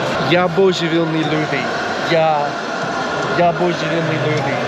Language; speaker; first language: Ukrainian; non-native, learner; English